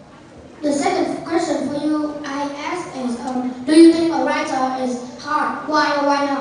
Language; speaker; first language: English; non-native, learner; Vietnamese